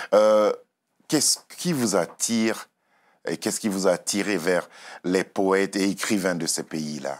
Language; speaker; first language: French; native; French